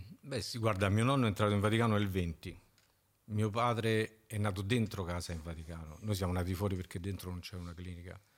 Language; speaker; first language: Italian; native; Italian